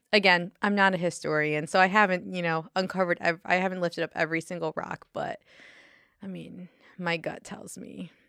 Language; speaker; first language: English; native; English